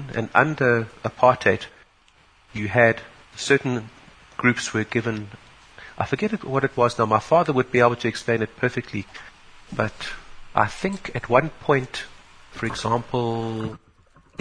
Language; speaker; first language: English; native; English